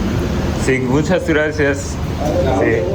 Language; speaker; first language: Spanish; non-native, learner; Korean